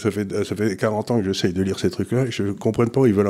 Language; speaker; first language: French; native; French